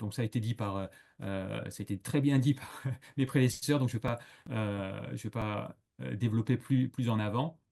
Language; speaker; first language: French; native; French